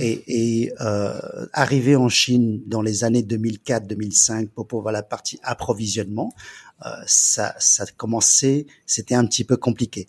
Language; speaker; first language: French; early bilingual, other home language; Chinese